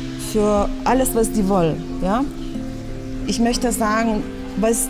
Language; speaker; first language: German; non-native, fluent; Lithuanian